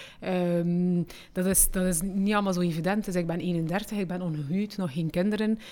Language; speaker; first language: Dutch; early bilingual, other home language; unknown